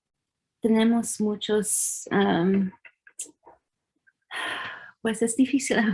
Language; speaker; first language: Spanish; early bilingual, heritage; English